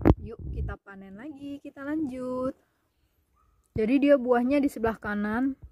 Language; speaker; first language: Indonesian; native; Indonesian